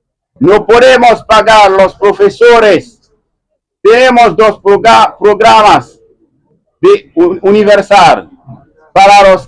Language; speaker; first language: Spanish; non-native, learner; Haitian Creole